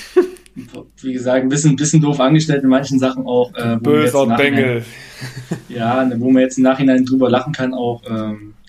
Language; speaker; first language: German; native; German